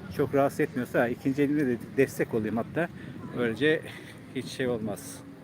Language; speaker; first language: Turkish; native; Turkish